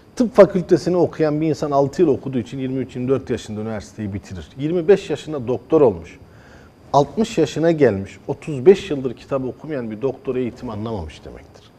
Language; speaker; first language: Turkish; early bilingual, heritage; Turkish